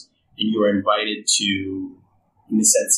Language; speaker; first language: English; non-native, local second language; Filipino